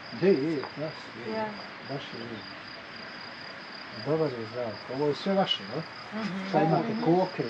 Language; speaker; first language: Bosnian; native; Bosnian